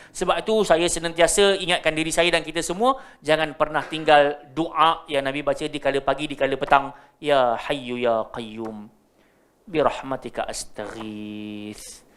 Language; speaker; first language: Malay; native; Malay